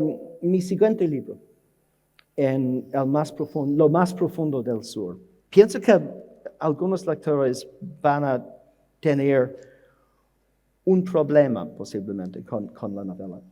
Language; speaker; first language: Spanish; non-native, learner; English